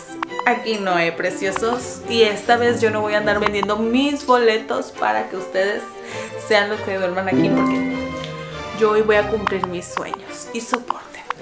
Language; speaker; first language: Spanish; native; Spanish